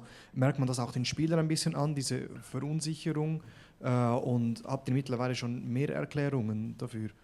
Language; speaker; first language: German; native; German